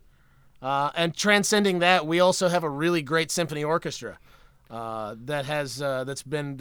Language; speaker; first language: English; native; English